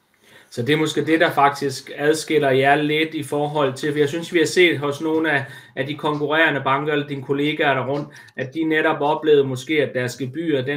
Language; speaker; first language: Danish; native; Danish